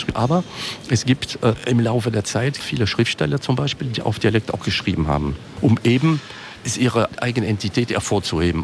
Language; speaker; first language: German; non-native, local second language; Swiss German